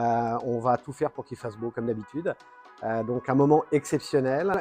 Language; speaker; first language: French; native; French